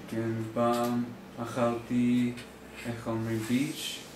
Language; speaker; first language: Hebrew; non-native, learner; English